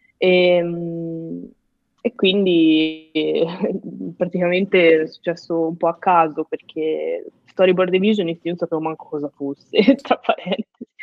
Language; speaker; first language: Italian; native; Italian